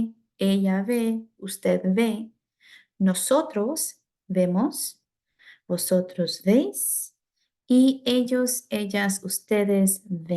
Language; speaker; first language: Spanish; non-native, fluent; English